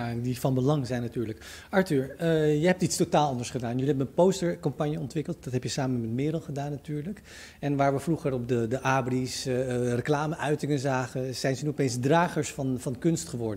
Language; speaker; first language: Dutch; native; Dutch